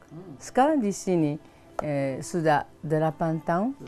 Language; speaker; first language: Indonesian; non-native, fluent; Japanese